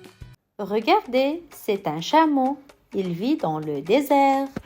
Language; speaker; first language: French; non-native, local second language; Arabic